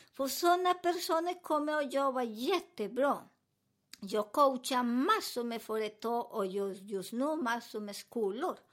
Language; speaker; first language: Swedish; non-native, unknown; Spanish